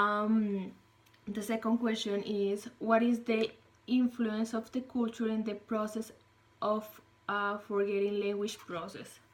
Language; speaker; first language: English; non-native, learner; Spanish